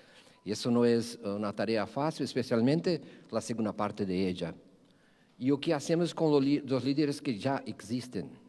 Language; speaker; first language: Spanish; non-native, fluent; Portuguese